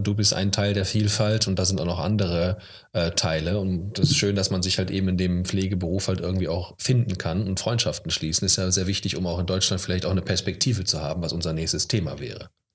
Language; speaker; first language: German; native; German